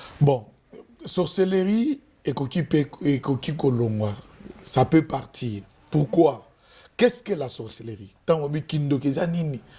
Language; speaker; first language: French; non-native, local second language; Lingala